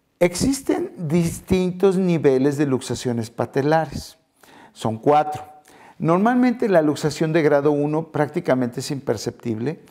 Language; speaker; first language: Spanish; native; Spanish